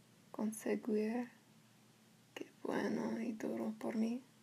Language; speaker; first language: Spanish; non-native, learner; English